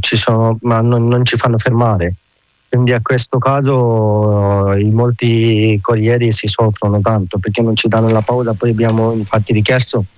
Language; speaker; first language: Italian; non-native, learner; Urdu